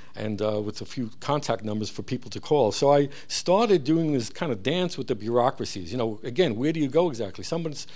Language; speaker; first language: English; early bilingual, other home language; Hebrew